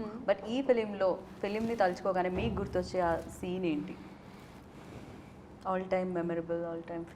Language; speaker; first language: Telugu; native; Telugu